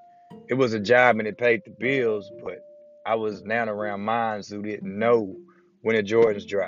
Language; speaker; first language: English; native; English